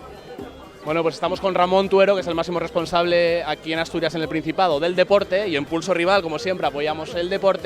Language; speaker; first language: Spanish; native; Spanish